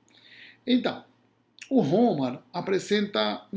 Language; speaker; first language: Portuguese; non-native, fluent; Spanish